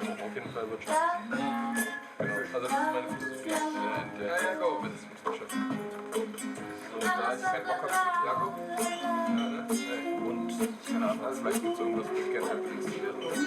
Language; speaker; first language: German; native; German